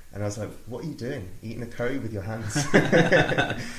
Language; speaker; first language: English; native; English